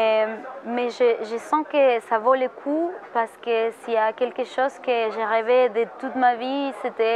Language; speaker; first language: French; non-native, fluent; Spanish